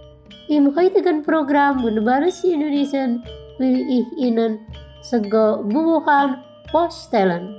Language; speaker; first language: German; non-native, fluent; Indonesian